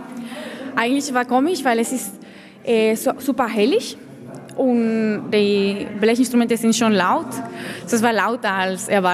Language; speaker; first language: German; non-native, fluent; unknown